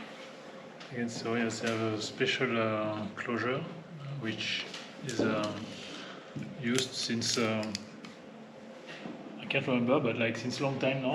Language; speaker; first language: English; non-native, fluent; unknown